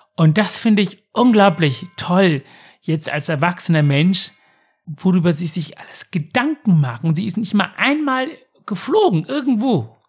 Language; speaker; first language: German; non-native, fluent; Tamil